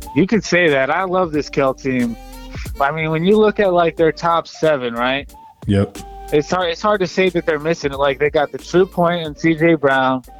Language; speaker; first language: English; native; English